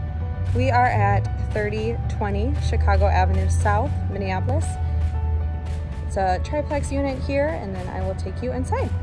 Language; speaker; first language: English; native; English